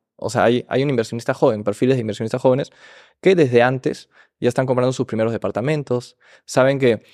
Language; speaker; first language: Spanish; early bilingual, heritage; Spanish